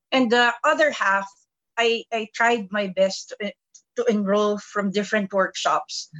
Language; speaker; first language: English; non-native, local second language; Filipino